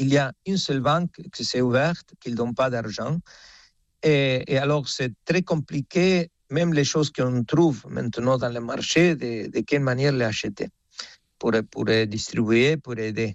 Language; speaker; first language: French; non-native, fluent; Spanish